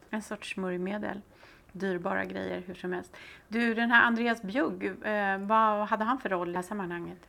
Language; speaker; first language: Swedish; native; Swedish